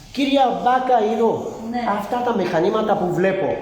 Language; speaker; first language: Greek; non-native, learner; Urdu